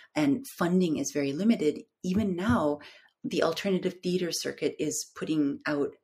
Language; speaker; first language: English; non-native, fluent; Turkish